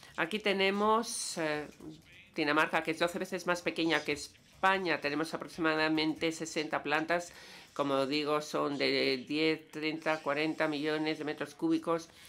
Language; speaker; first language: Spanish; non-native, fluent; Danish